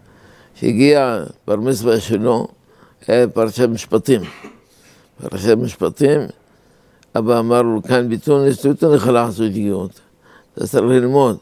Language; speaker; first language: Hebrew; non-native, fluent; Arabic